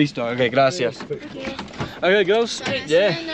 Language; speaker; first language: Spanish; non-native, learner; English